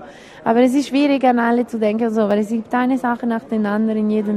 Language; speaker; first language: German; non-native, local second language; Italian